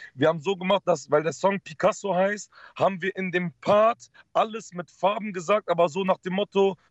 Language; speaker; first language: German; early bilingual, other home language; Dutch